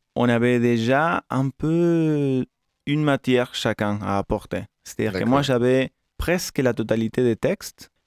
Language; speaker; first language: French; non-native, fluent; Spanish